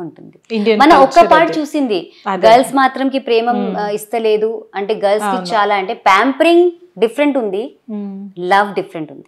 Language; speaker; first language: Telugu; non-native, local second language; Hindi